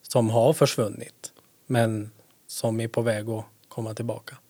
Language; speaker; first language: Swedish; native; Swedish